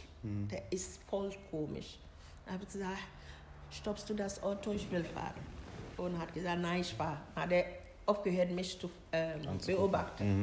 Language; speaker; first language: German; non-native, learner; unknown